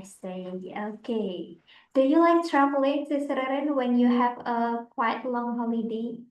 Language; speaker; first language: English; non-native, fluent; Indonesian